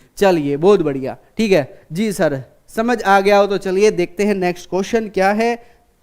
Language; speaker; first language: Hindi; native; Hindi